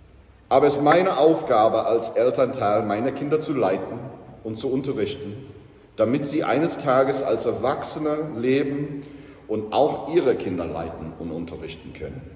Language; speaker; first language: German; non-native, fluent; English